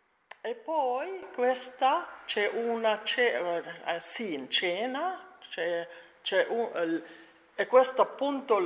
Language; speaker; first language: Italian; non-native, learner; Arabic